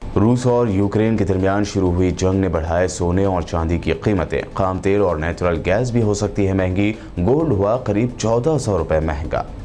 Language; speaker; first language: Urdu; native; Urdu